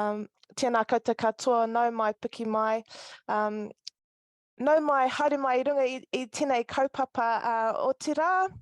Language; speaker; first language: Māori; non-native, local second language; English